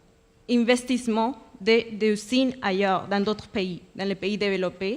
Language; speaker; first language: French; non-native, fluent; Spanish